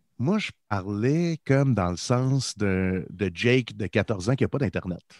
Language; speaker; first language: French; native; French